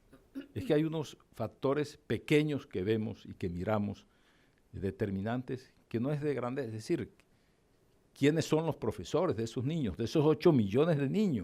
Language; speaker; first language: Spanish; native; Spanish